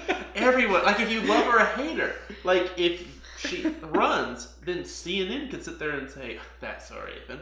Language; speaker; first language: English; native; English